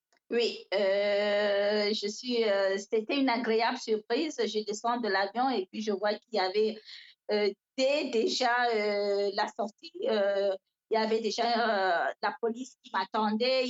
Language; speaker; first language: French; non-native, local second language; Fula